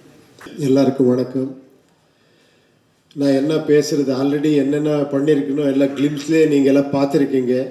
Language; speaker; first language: Tamil; non-native, fluent; Kannada